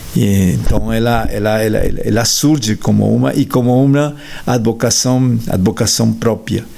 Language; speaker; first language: Portuguese; non-native, fluent; Spanish